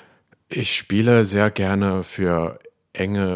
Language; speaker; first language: German; non-native, fluent; Cantonese